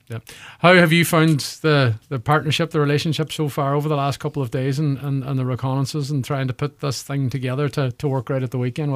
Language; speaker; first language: English; native; English